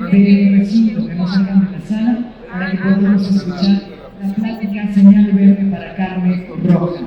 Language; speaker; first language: Spanish; native; Spanish